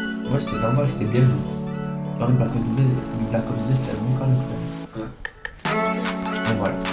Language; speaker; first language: French; native; French